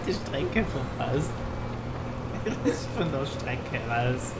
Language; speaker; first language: German; native; German